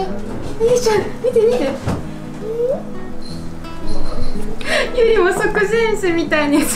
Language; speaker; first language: Japanese; native; Japanese